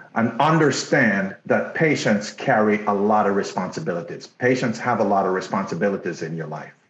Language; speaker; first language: English; non-native, local second language; Jamaican Creole English